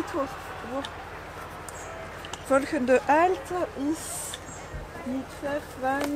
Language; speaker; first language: Dutch; non-native, learner; French